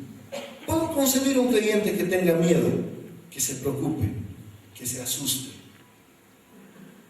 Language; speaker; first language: Spanish; native; Spanish